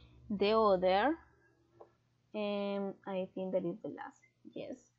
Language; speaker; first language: English; non-native, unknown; Spanish